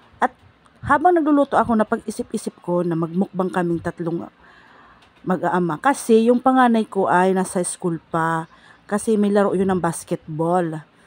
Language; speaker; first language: Filipino; non-native, local second language; Bikol